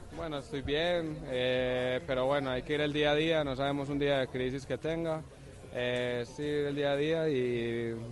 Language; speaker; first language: Spanish; native; Spanish